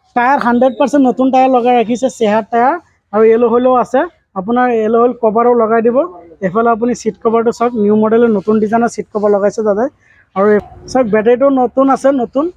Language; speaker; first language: Assamese; non-native, local second language; Bangla